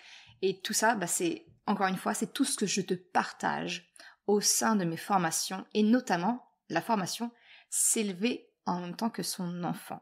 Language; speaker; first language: French; native; French